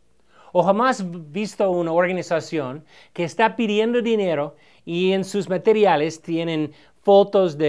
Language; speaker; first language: Spanish; non-native, fluent; English